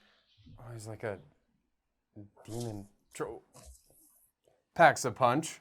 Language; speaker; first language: English; native; English